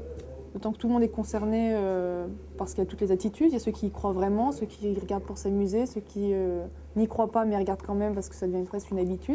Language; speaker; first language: French; native; French